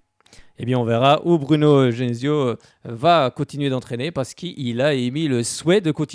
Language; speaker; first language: French; native; French